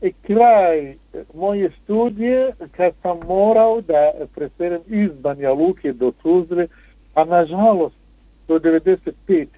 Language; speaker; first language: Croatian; non-native, fluent; Arabic